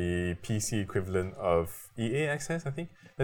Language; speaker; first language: English; native; English